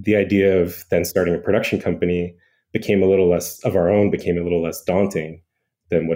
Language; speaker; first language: English; native; English